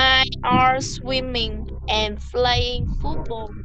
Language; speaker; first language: English; non-native, learner; Vietnamese